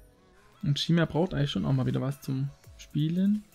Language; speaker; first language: German; native; German